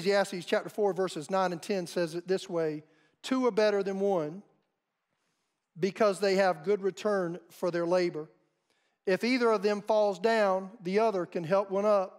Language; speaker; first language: English; native; English